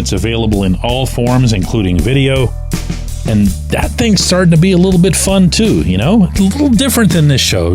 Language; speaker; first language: English; native; English